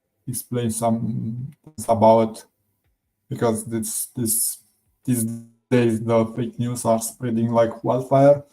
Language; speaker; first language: English; non-native, learner; Romanian